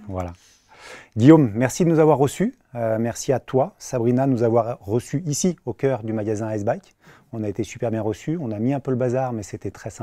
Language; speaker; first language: French; native; French